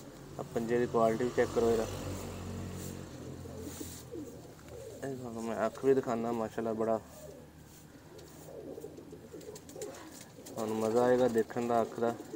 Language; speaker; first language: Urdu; non-native, local second language; Punjabi